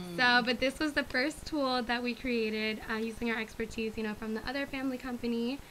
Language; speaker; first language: English; early bilingual, other home language; Spanish